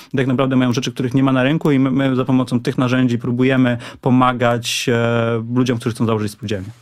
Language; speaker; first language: Polish; native; Polish